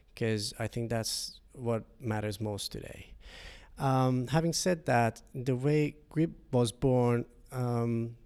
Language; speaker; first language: English; non-native, fluent; Persian